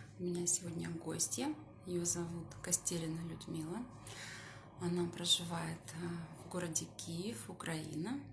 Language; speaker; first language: Russian; native; Russian